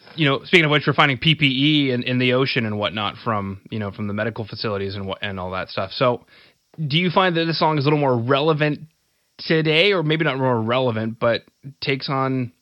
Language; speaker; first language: English; native; English